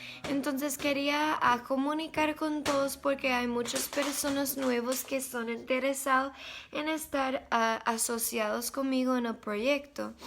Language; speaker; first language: Spanish; non-native, learner; English